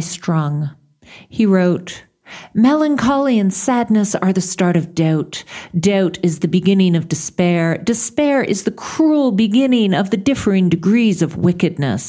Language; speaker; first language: English; native; English